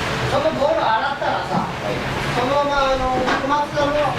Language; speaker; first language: Japanese; native; Japanese